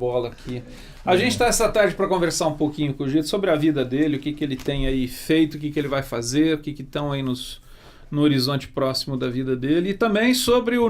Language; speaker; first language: Portuguese; native; Portuguese